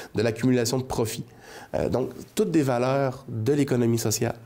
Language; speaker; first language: French; native; French